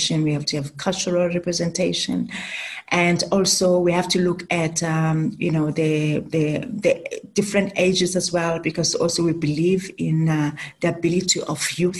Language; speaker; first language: English; non-native, local second language; Southern Sotho